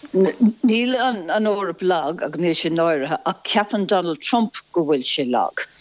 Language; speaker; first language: Irish; non-native, local second language; English